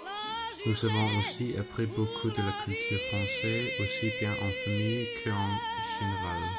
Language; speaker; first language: French; non-native, learner; Danish